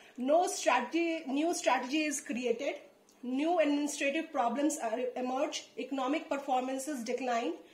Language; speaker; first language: English; non-native, local second language; Hindi